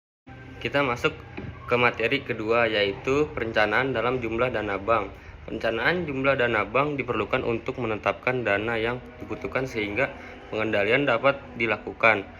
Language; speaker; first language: Indonesian; native; Indonesian